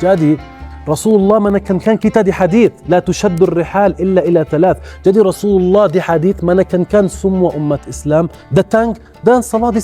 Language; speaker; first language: Indonesian; non-native, learner; Arabic